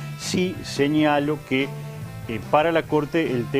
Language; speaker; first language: Spanish; native; Spanish